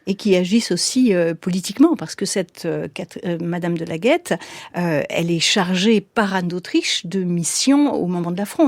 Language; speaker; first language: French; native; French